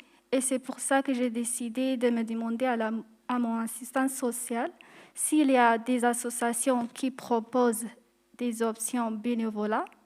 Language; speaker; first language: French; non-native, fluent; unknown